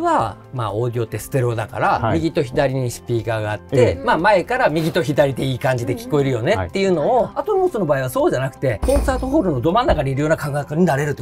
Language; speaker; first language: Japanese; native; Japanese